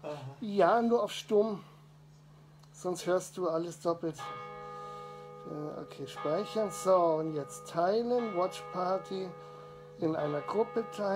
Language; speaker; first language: German; native; German